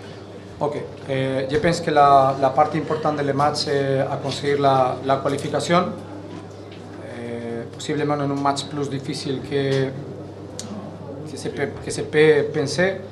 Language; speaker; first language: French; non-native, learner; Catalan